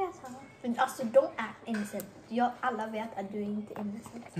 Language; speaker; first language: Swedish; early bilingual, other home language; Vietnamese